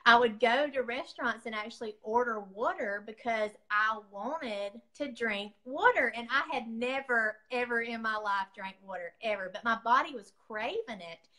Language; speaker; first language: English; native; English